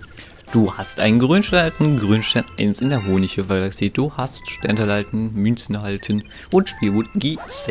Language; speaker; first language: German; native; German